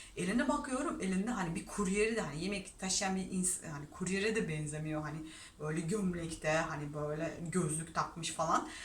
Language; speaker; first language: Turkish; non-native, fluent; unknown